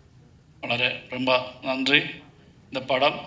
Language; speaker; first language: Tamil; non-native, learner; Malayalam